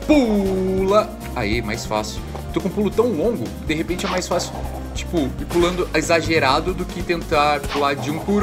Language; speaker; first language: Portuguese; native; Portuguese